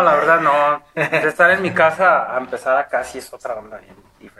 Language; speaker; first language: Spanish; native; Spanish